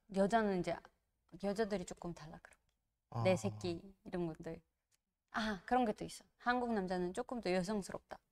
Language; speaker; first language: Korean; non-native, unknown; Georgian